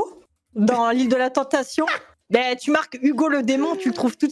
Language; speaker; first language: French; native; French